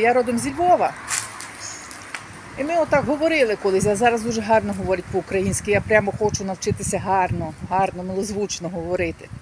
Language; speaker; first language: Ukrainian; native; Ukrainian